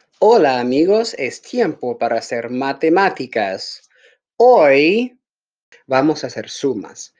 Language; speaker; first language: Spanish; non-native, fluent; English